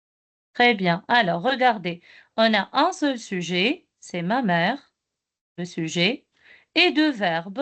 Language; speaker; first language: French; non-native, local second language; Arabic